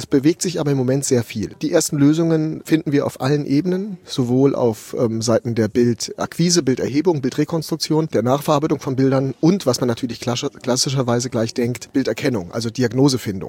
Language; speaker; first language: German; native; German